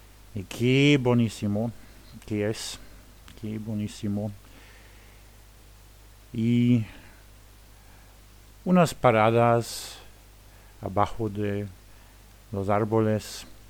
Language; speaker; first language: Spanish; non-native, fluent; Luxembourgish